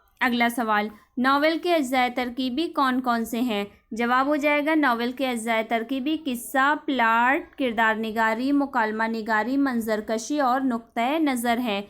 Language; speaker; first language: Urdu; native; Urdu